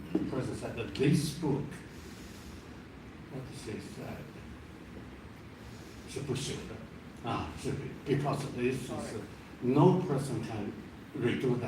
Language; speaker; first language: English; non-native, learner; Chinese